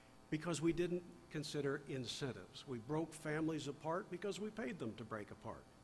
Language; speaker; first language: English; native; English